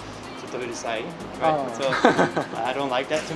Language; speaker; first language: English; non-native, fluent; Dutch